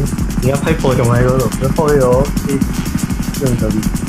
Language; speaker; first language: Chinese; native; Chinese